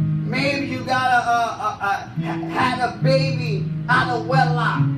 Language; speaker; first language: English; native; English